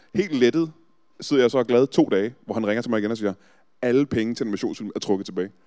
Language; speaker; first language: Danish; native; Danish